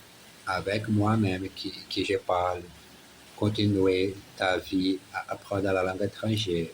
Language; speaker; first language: French; non-native, learner; Portuguese